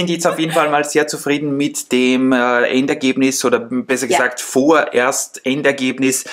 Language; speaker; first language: German; native; German